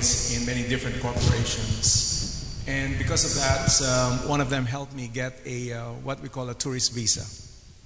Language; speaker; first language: English; non-native, local second language; Filipino